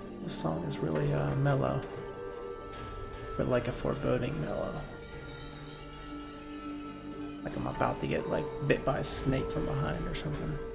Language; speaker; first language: English; native; English